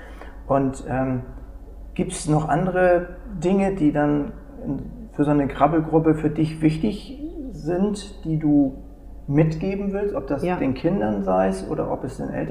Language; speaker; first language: German; native; German